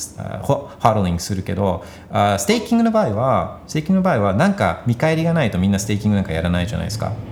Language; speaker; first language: Japanese; early bilingual, heritage; Japanese